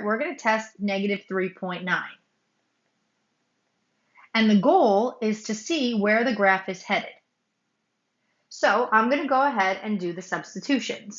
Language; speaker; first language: English; native; English